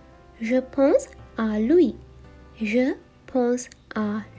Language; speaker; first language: French; non-native, learner; Sinhala